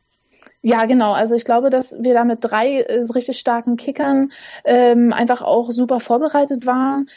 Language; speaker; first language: German; native; German